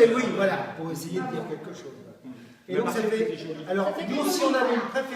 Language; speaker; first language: French; native; French